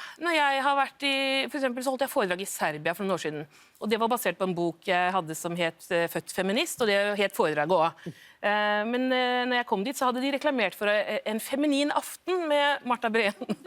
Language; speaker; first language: Norwegian; native; Norwegian